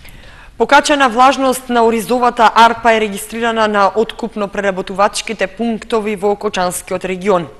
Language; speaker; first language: Macedonian; native; Macedonian